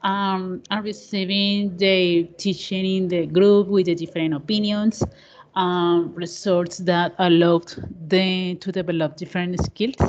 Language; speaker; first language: English; non-native, learner; Spanish